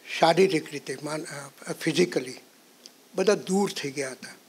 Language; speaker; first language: Gujarati; native; Gujarati